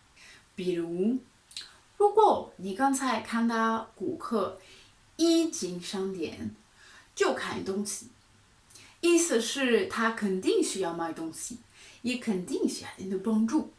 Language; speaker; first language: Chinese; non-native, fluent; French